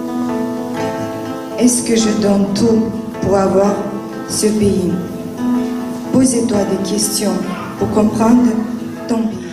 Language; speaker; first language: French; non-native, learner; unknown